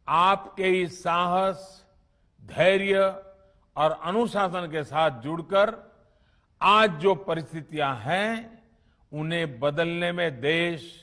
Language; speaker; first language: Hindi; non-native, local second language; Gujarati